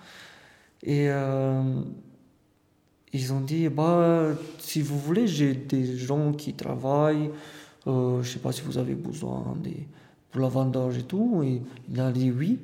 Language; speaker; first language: French; non-native, fluent; Romanian